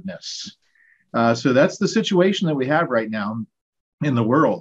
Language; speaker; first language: English; native; English